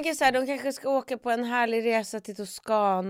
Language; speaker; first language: Swedish; native; Swedish